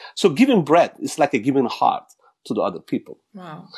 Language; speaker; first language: English; non-native, fluent; Turkish